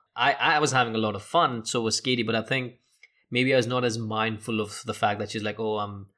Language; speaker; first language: English; non-native, local second language; Hindi